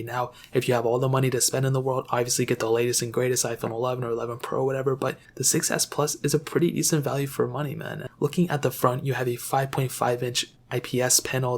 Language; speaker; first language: English; native; English